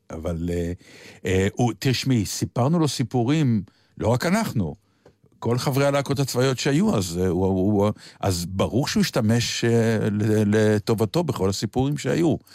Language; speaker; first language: Hebrew; native; Hebrew